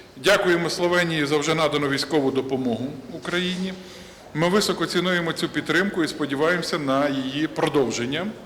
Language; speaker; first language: Ukrainian; native; Ukrainian